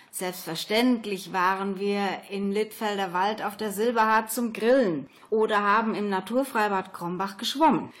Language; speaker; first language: German; native; German